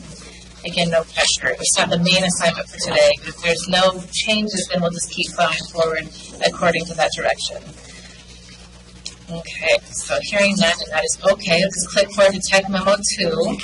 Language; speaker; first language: English; native; English